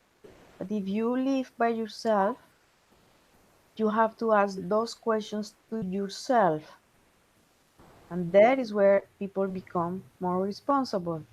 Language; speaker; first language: English; non-native, fluent; Spanish